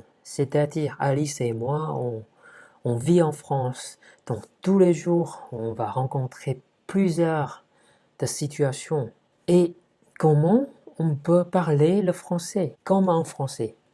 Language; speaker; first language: French; non-native, fluent; Chinese